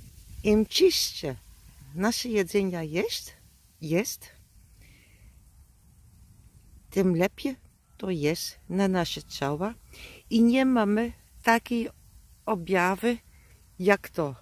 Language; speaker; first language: Polish; non-native, learner; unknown